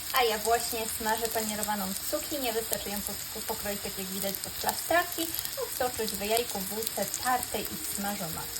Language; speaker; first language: Polish; native; Polish